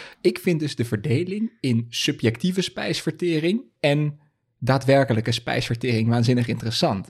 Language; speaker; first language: Dutch; native; Dutch